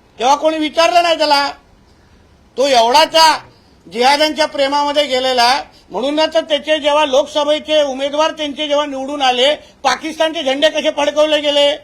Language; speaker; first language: Marathi; native; Marathi